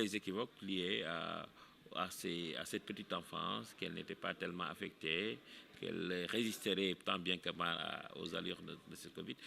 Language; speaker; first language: French; non-native, local second language; Wolof